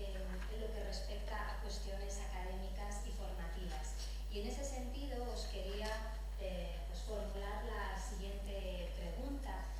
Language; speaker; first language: Spanish; native; Spanish